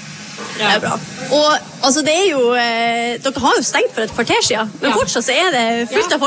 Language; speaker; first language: Norwegian; native; Norwegian